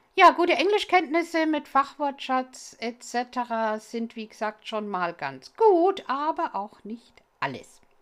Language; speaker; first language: German; non-native, fluent; English